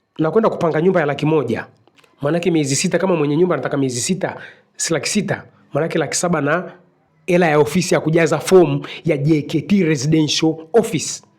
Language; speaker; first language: Swahili; native; Swahili